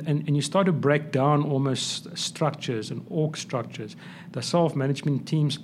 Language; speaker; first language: English; non-native, local second language; Afrikaans